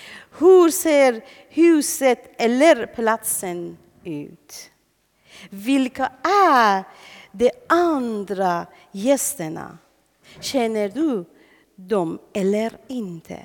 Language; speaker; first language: Swedish; non-native, fluent; Persian